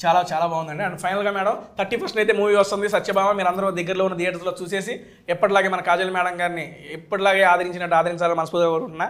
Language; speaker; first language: Telugu; native; Telugu